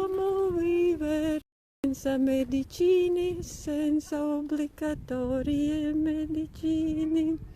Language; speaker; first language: Italian; non-native, learner; Latvian